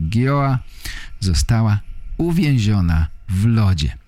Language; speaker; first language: Polish; native; Polish